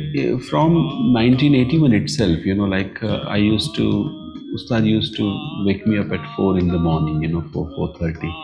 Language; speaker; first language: English; non-native, local second language; Marathi